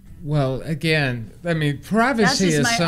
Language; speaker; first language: English; native; English